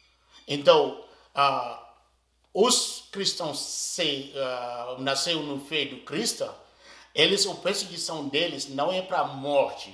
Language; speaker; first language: Portuguese; non-native, learner; Arabic